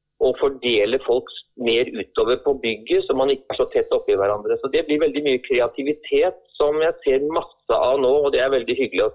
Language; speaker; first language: Norwegian; native; Norwegian